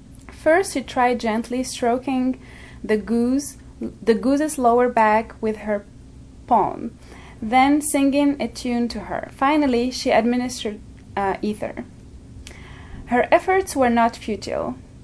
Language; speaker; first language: English; non-native, fluent; Arabic